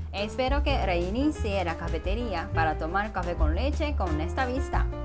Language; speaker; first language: Spanish; non-native, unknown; Japanese